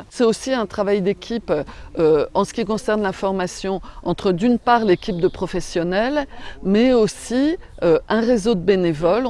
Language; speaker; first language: French; native; French